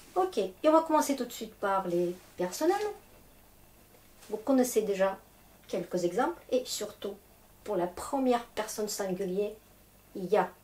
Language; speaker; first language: French; non-native, fluent; Russian